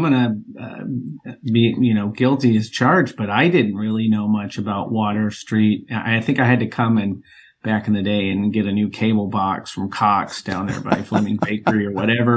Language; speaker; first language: English; native; English